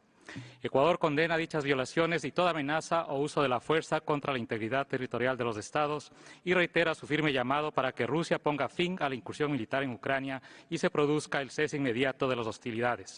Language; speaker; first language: Spanish; native; Spanish